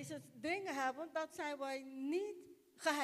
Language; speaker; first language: Dutch; non-native, local second language; Papiamento